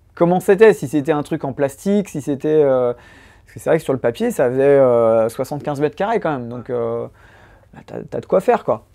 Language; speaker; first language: French; native; French